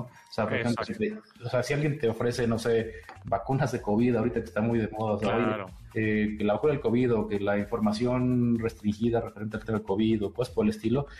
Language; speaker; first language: Spanish; native; Spanish